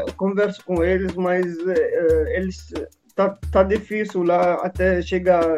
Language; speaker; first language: Portuguese; non-native, learner; Arabic